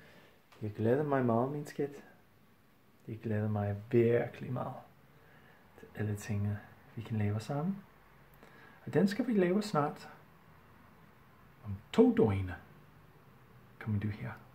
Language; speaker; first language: Danish; non-native, fluent; English